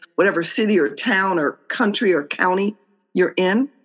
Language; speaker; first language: English; native; English